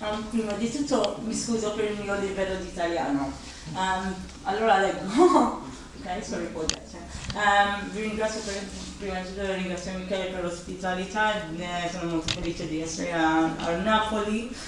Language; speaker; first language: Italian; non-native, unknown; Maltese